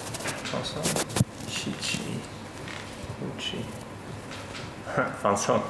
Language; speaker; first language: Chinese; non-native, learner; English